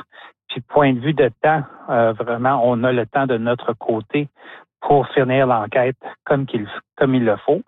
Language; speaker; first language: French; native; French